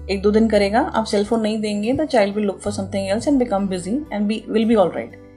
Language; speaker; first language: English; non-native, local second language; Hindi